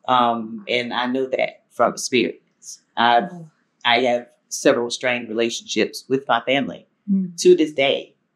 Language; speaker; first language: English; native; English